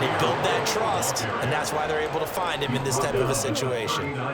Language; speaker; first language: English; native; English